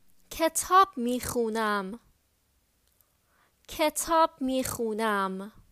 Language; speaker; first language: Persian; native; Persian